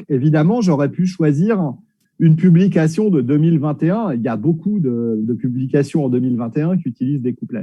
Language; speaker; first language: French; native; French